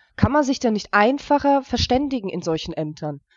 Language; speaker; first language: German; early bilingual, other home language; Russian